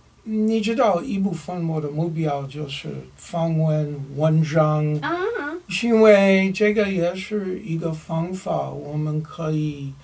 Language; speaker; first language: Chinese; non-native, learner; English